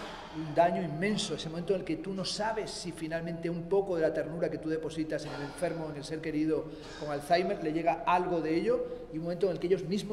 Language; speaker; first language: Spanish; native; Spanish